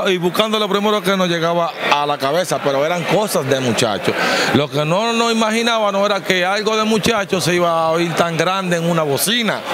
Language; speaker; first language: Spanish; native; Spanish